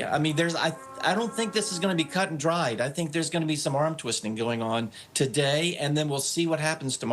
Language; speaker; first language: English; native; English